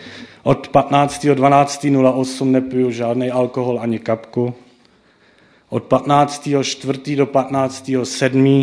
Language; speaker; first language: Czech; non-native, fluent; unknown